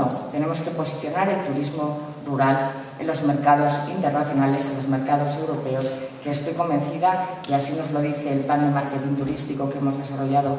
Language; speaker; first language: Spanish; native; Spanish